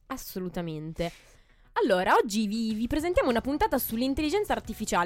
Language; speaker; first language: Italian; native; Italian